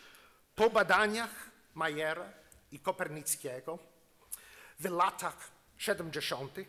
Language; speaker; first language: Polish; non-native, learner; English